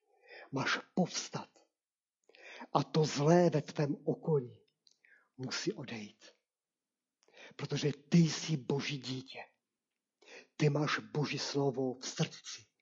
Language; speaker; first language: Czech; non-native, local second language; Polish